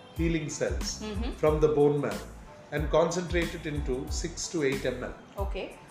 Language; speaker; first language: English; non-native, local second language; Tamil